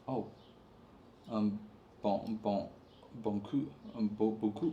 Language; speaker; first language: French; non-native, learner; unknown